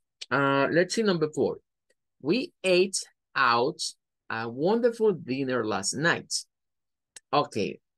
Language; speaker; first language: English; non-native, fluent; Spanish